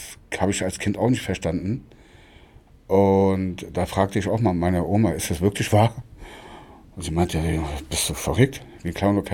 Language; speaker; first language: German; non-native, local second language; Romany